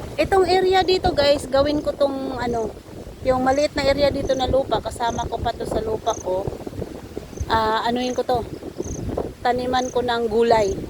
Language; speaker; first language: Filipino; non-native, local second language; Cebuano